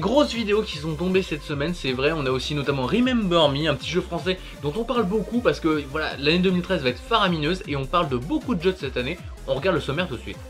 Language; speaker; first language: French; native; French